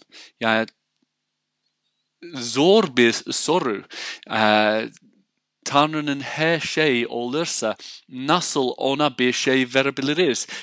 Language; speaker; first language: Turkish; non-native, fluent; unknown